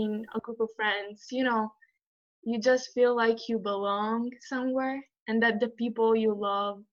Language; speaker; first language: English; non-native, fluent; Italian